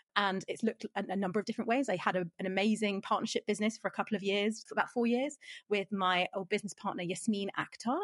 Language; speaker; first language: English; native; English